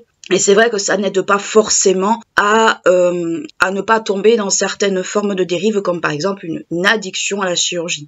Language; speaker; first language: French; native; French